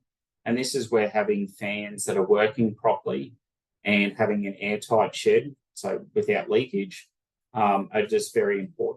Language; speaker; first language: English; native; English